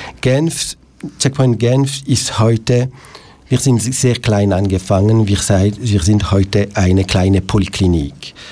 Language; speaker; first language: German; non-native, local second language; French